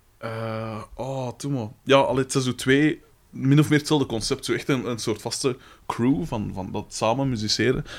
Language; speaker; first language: Dutch; native; Dutch